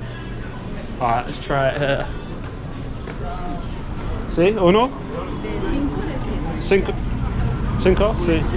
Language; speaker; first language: Spanish; non-native, learner; English